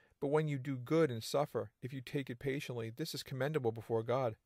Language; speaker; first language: English; native; English